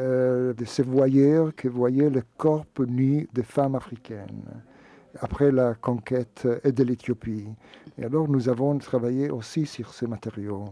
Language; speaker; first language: French; non-native, fluent; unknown